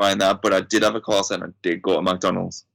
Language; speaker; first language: English; native; English